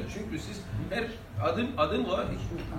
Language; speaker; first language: Turkish; non-native, fluent; Russian